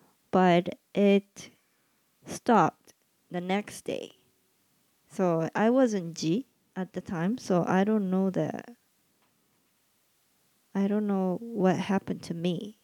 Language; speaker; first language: English; non-native, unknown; Japanese